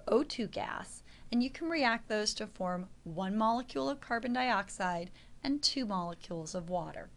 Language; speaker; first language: English; native; English